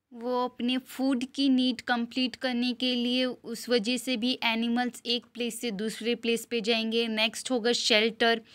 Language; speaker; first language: Hindi; non-native, local second language; Gujarati